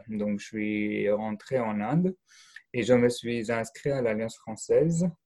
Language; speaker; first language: French; non-native, fluent; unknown